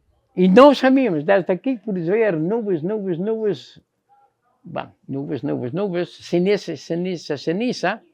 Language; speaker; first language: Spanish; non-native, fluent; Dutch